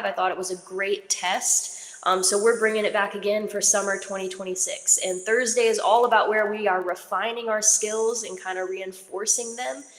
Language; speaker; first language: English; native; English